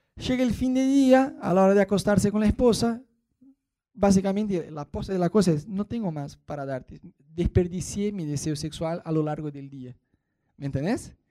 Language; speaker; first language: Spanish; non-native, fluent; Portuguese